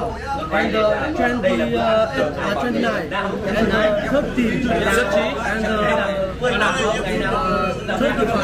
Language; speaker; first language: English; non-native, learner; Vietnamese